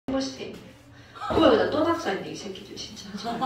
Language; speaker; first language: Korean; native; Korean